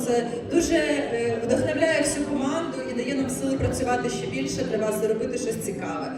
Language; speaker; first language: Ukrainian; non-native, local second language; Russian